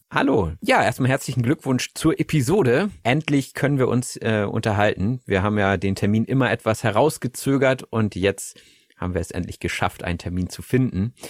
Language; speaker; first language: German; native; German